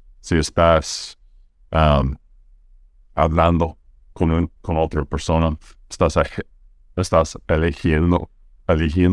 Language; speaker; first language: Spanish; non-native, fluent; English